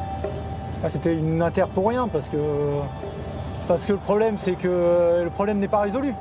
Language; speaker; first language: French; native; French